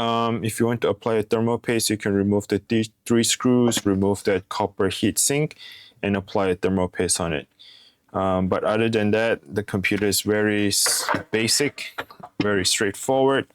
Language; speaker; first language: English; non-native, fluent; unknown